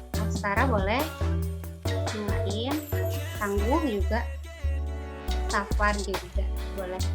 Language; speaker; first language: Indonesian; native; Indonesian